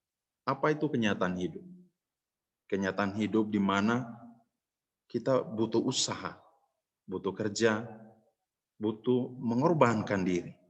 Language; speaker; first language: Indonesian; native; Indonesian